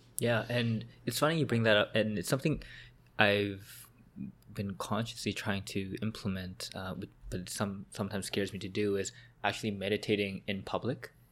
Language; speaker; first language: English; native; English